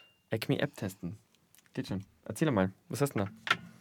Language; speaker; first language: German; native; German